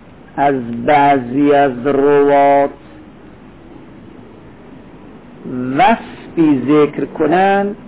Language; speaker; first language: Persian; native; Persian